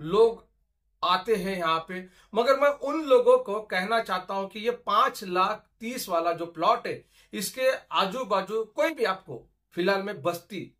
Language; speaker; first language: Hindi; non-native, local second language; Marathi